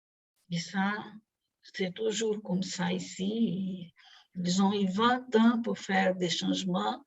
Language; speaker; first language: French; non-native, fluent; Portuguese